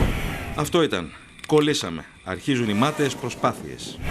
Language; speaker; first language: Greek; native; Greek